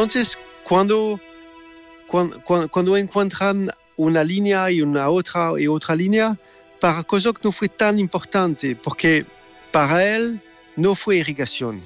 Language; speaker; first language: Spanish; non-native, fluent; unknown